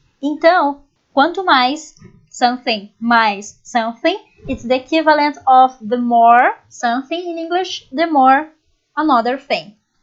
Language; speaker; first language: English; non-native, fluent; Portuguese